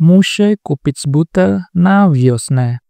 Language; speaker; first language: Polish; non-native, learner; Indonesian